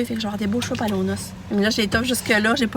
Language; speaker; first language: French; native; French